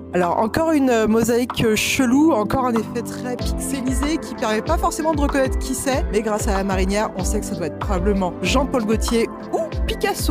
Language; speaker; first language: French; native; French